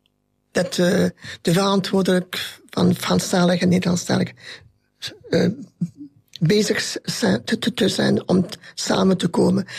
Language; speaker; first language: Dutch; non-native, local second language; French